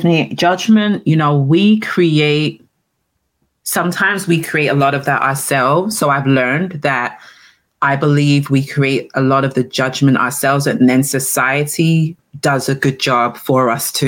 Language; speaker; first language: English; native; English